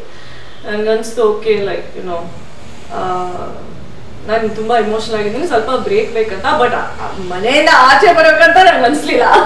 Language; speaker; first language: Kannada; non-native, fluent; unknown